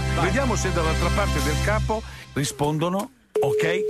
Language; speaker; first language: Italian; native; Italian